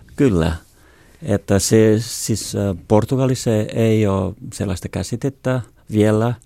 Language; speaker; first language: Finnish; non-native, fluent; Portuguese